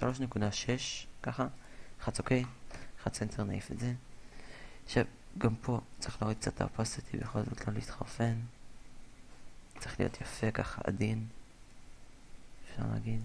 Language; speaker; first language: Hebrew; native; Hebrew